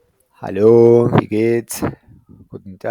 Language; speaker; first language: German; non-native, fluent; Spanish